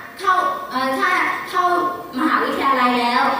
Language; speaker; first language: Thai; non-native, fluent; Burmese